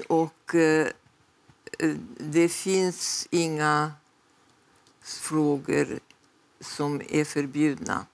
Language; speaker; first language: Swedish; non-native, fluent; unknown